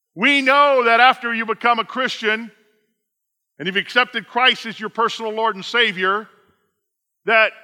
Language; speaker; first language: English; native; English